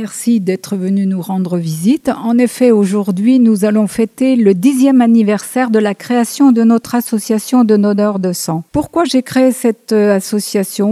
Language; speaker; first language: French; native; French